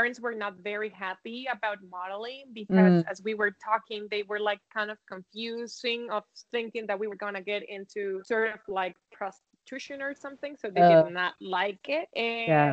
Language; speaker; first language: English; non-native, fluent; Spanish